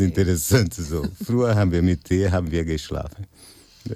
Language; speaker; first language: German; non-native, fluent; Portuguese